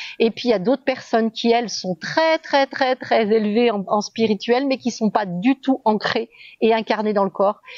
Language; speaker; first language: French; native; French